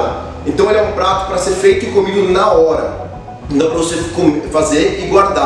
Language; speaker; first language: Portuguese; native; Portuguese